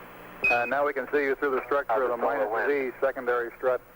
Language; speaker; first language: English; native; English